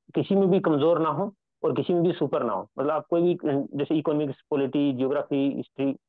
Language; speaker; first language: Hindi; native; Hindi